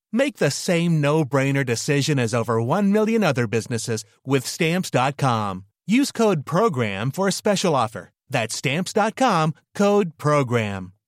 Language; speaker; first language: English; native; English